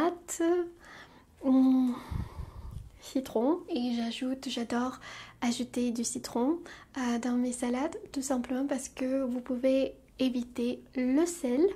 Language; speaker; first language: French; non-native, fluent; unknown